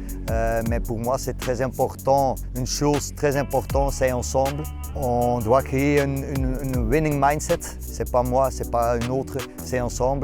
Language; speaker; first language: French; non-native, local second language; Dutch